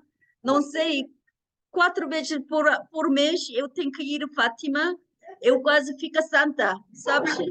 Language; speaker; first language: Portuguese; non-native, learner; Korean